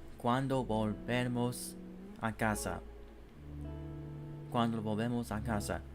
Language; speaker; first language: Spanish; non-native, learner; English